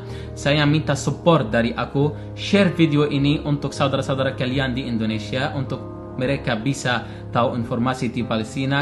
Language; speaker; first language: Indonesian; non-native, learner; Arabic